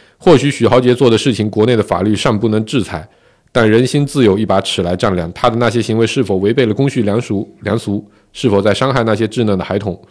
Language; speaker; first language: Chinese; non-native, local second language; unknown